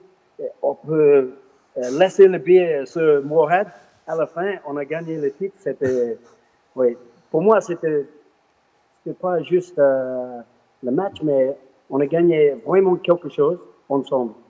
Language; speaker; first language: French; non-native, learner; English